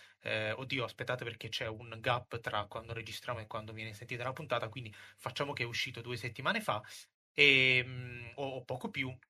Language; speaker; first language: Italian; native; Italian